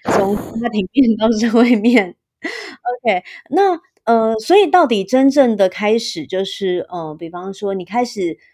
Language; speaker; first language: Chinese; native; Chinese